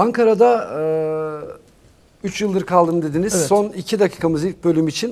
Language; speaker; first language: Turkish; native; Turkish